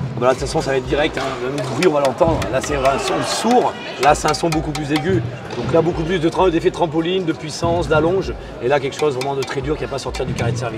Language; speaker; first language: French; native; French